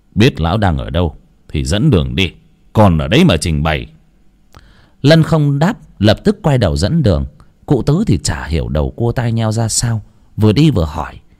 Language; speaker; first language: Vietnamese; native; Vietnamese